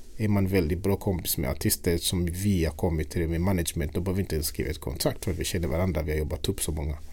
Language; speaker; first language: Swedish; non-native, fluent; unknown